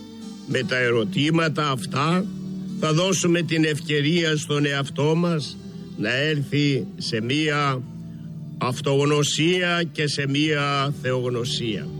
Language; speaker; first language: Greek; native; Greek